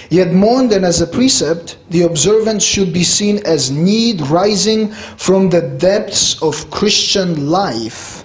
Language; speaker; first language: English; non-native, fluent; Polish